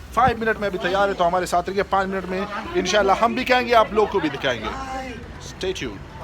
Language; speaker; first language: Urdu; non-native, local second language; Pashto